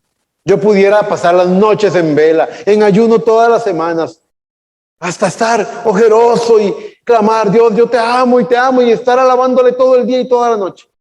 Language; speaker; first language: Spanish; native; Spanish